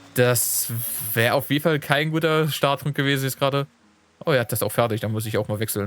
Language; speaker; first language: German; native; German